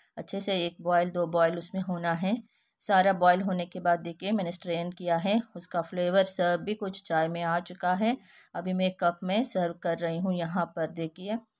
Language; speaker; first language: Hindi; non-native, local second language; Kannada